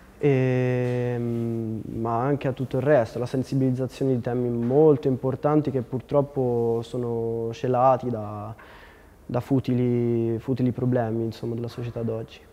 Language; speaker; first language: Italian; native; Italian